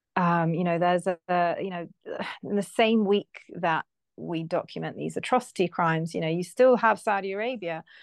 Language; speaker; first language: English; native; English